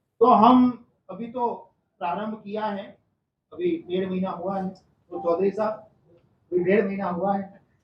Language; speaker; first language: Hindi; non-native, local second language; Gujarati